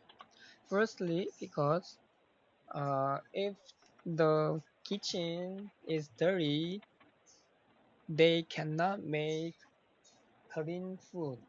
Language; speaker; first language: English; non-native, learner; Korean